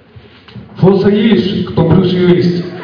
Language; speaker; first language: Bulgarian; early bilingual, heritage; Bulgarian